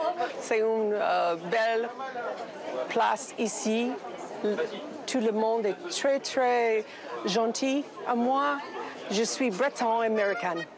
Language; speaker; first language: French; non-native, learner; English